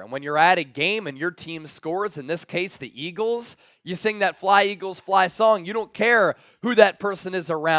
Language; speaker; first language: English; native; English